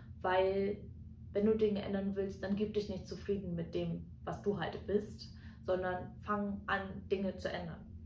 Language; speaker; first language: German; native; German